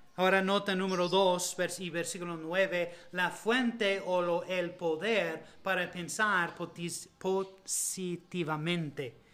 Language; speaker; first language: Spanish; non-native, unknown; English